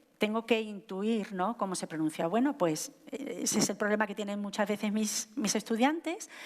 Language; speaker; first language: Spanish; native; Spanish